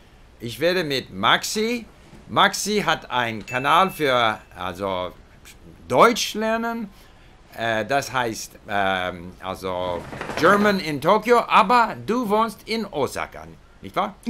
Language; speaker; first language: German; non-native, learner; English